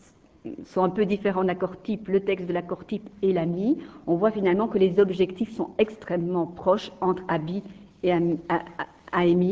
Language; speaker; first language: French; native; French